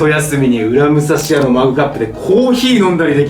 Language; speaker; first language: Japanese; native; Japanese